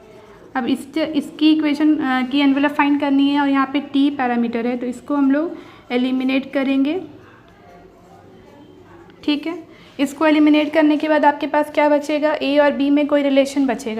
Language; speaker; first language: Hindi; native; Hindi